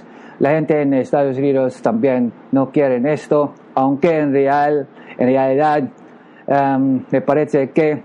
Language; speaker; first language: Spanish; non-native, learner; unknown